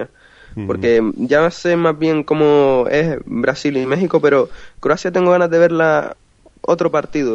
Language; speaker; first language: Spanish; native; Spanish